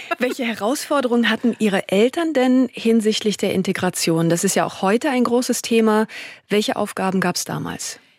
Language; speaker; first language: German; native; German